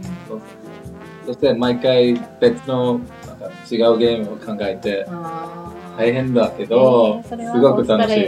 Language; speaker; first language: Japanese; non-native, learner; English